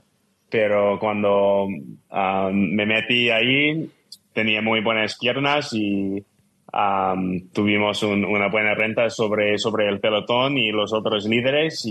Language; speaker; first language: Spanish; non-native, fluent; English